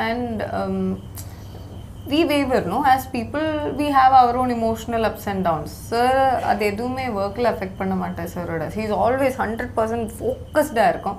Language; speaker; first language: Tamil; non-native, local second language; Malayalam